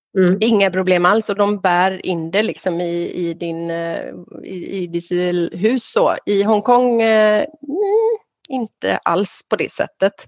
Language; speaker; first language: Swedish; native; Swedish